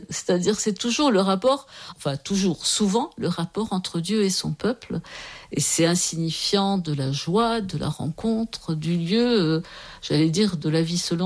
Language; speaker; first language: French; native; French